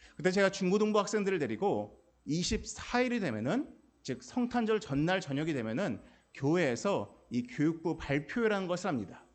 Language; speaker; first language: Korean; native; Korean